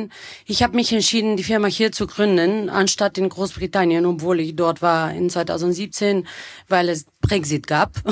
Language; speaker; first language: German; non-native, fluent; Bulgarian